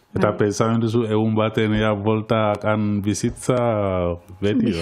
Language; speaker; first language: Basque; non-native, learner; Wolof